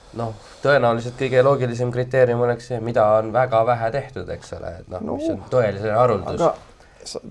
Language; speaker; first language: Estonian; native; Estonian